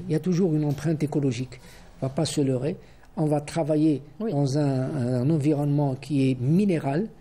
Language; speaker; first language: French; non-native, local second language; Arabic